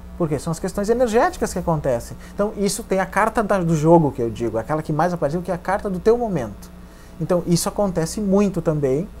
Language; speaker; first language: Portuguese; native; Portuguese